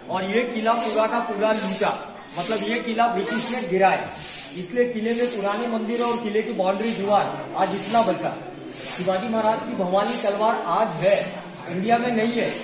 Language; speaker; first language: Hindi; non-native, local second language; Marathi